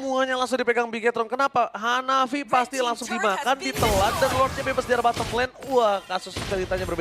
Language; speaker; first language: Indonesian; native; Indonesian